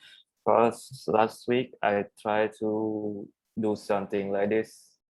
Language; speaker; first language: English; non-native, learner; Thai